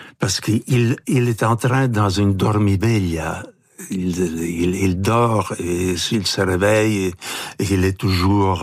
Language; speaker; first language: French; non-native, fluent; Italian